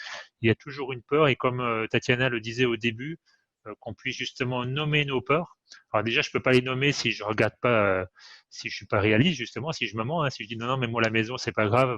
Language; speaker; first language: French; native; French